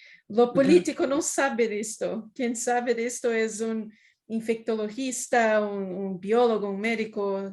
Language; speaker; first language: Spanish; non-native, fluent; Portuguese